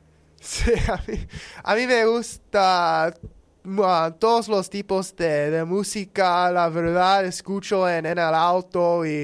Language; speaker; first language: Spanish; non-native, learner; English